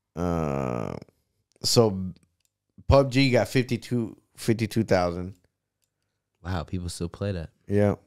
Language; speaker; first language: English; non-native, fluent; Spanish